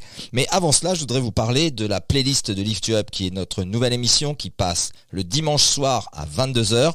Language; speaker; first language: French; native; French